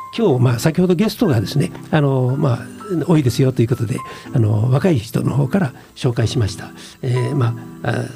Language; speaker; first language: Japanese; native; Japanese